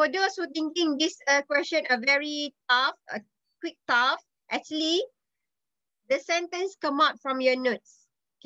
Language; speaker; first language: English; non-native, local second language; Malay